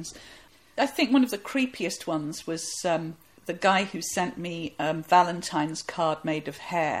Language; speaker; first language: English; native; English